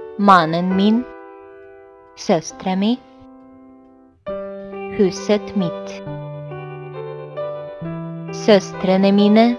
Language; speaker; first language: Norwegian; non-native, fluent; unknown